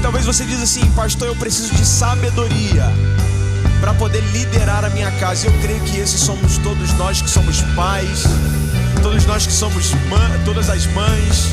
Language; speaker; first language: Portuguese; native; Portuguese